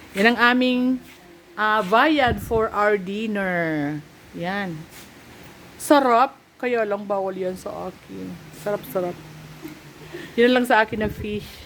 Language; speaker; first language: Filipino; non-native, local second language; Bikol